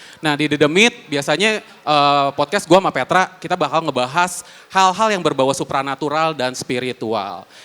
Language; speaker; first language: Indonesian; native; Indonesian